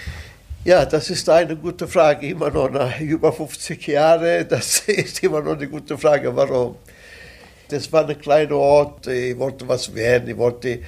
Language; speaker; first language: German; non-native, fluent; Italian